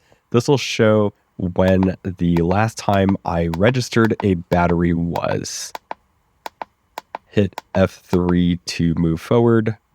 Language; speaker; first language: English; native; English